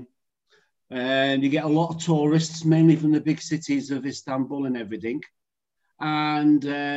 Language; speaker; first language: English; native; English